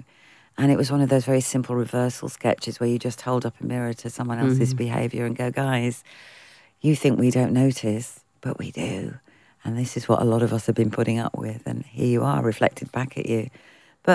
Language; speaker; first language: English; native; English